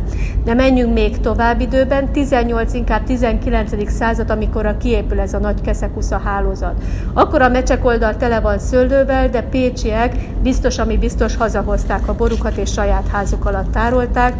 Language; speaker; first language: Hungarian; native; Hungarian